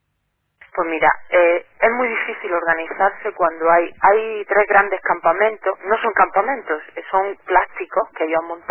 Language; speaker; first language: Spanish; native; Spanish